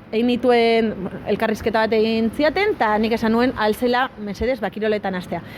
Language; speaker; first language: Basque; non-native, local second language; Spanish